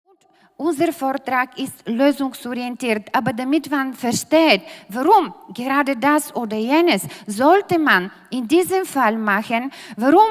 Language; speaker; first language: German; non-native, fluent; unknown